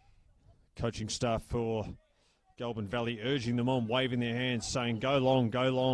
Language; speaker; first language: English; native; English